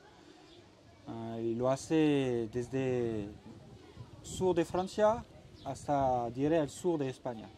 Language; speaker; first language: Spanish; non-native, learner; French